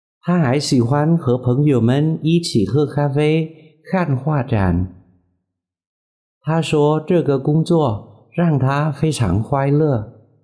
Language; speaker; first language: Chinese; non-native, fluent; Vietnamese